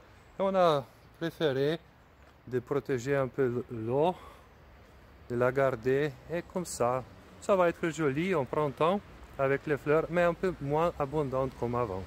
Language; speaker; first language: French; non-native, fluent; Slovenian